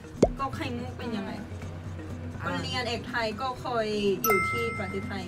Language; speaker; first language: Thai; non-native, learner; Korean